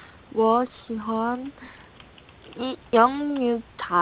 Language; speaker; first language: Chinese; non-native, learner; Korean